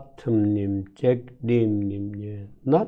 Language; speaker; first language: Korean; native; Korean